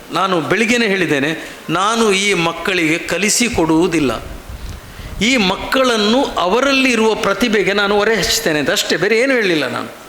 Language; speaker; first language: Kannada; non-native, local second language; Konkani